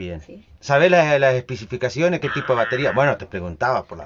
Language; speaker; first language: Spanish; native; Spanish